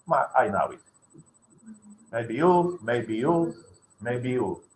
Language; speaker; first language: English; non-native, learner; Slovak